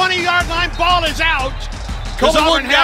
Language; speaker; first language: English; native; English